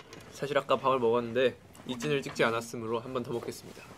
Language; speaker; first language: Korean; native; Korean